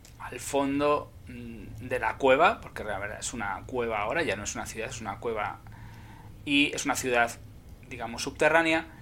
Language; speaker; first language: Spanish; native; Spanish